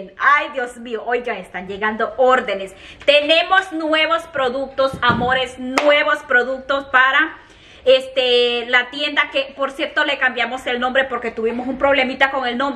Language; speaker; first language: Spanish; native; Spanish